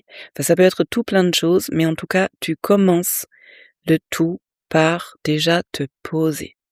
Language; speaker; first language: French; native; French